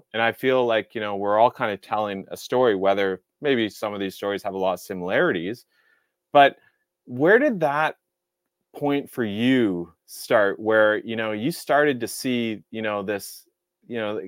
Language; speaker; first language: English; native; English